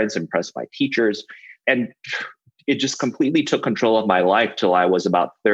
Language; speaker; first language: English; non-native, local second language; Cantonese